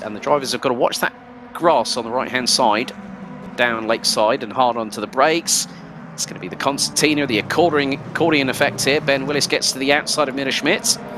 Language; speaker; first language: English; native; English